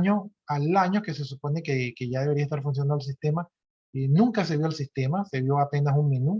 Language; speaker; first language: Spanish; native; Spanish